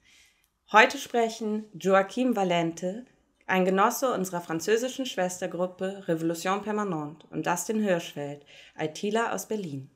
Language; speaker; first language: German; native; German